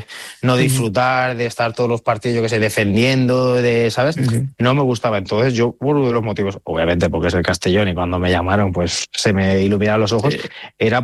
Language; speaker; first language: Spanish; native; Spanish